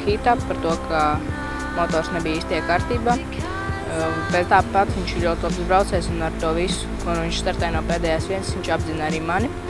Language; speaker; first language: Latvian; native; Latvian